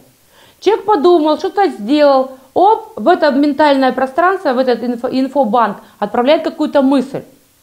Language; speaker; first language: Russian; native; Russian